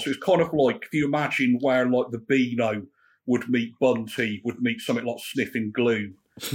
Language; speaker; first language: English; native; English